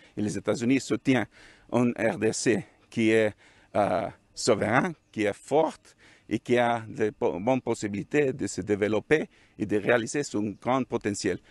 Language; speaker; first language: French; non-native, fluent; English